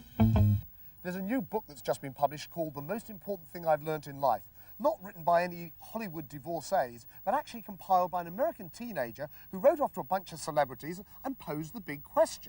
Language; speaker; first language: English; native; English